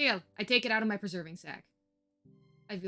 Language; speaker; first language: English; native; English